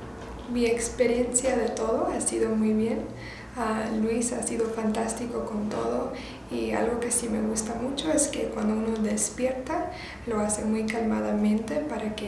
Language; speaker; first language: Spanish; early bilingual, heritage; English